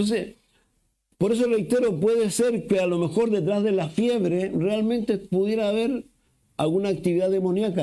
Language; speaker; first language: Spanish; native; Spanish